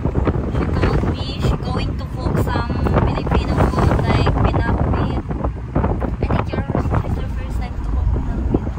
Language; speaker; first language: English; non-native, learner; Russian